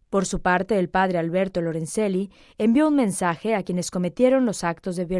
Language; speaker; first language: Spanish; native; Spanish